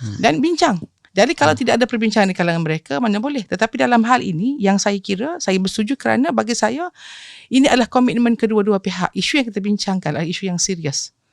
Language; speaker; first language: Malay; native; Malay